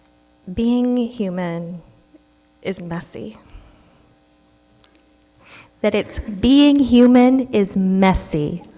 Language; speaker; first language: English; native; English